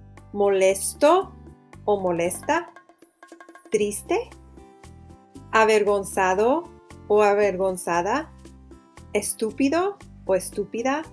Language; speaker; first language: Spanish; non-native, fluent; English